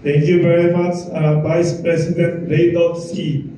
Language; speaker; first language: English; non-native, local second language; Filipino